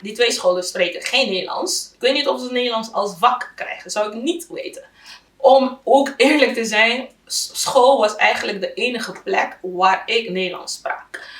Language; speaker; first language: Dutch; non-native, local second language; Haitian Creole